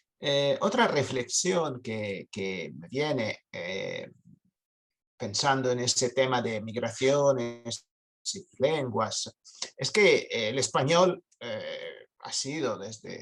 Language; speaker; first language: Spanish; non-native, fluent; Italian